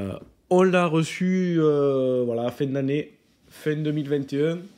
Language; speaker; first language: French; native; French